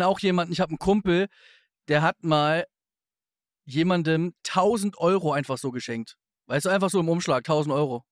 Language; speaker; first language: German; native; German